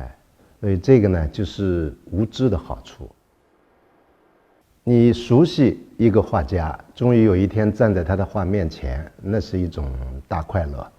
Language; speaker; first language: Chinese; native; Chinese